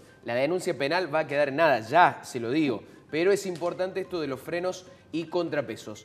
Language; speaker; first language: Spanish; native; Spanish